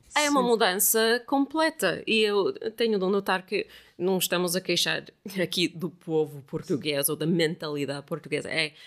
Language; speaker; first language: Portuguese; non-native, fluent; English